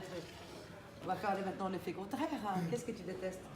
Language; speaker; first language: French; native; French